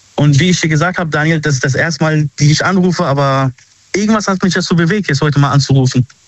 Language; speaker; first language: German; early bilingual, other home language; Arabic